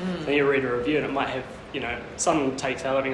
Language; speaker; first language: English; native; English